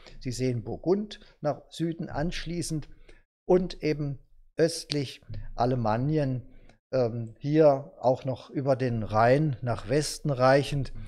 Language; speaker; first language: German; native; German